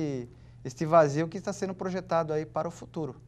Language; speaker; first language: Portuguese; native; Portuguese